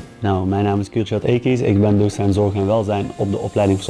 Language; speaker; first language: Dutch; native; Dutch